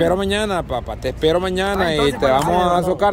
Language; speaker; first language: Spanish; native; Spanish